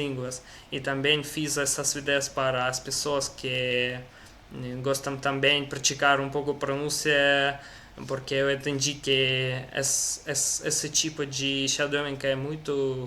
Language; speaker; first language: Portuguese; non-native, learner; Russian